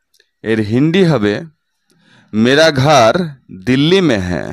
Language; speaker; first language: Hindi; non-native, fluent; Bangla